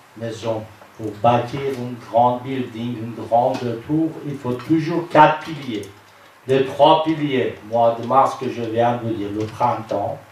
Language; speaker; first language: French; non-native, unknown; Persian